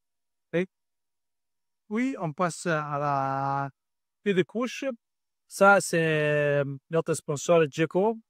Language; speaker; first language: French; non-native, learner; Italian